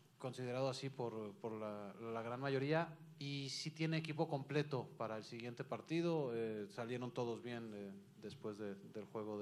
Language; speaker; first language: Spanish; native; Spanish